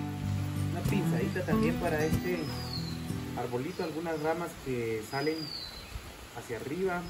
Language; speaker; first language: Spanish; native; Spanish